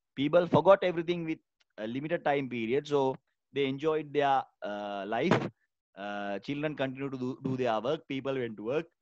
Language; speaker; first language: English; non-native, local second language; Sinhala